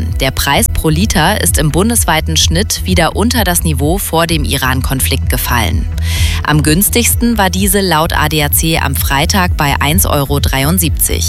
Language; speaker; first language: German; native; German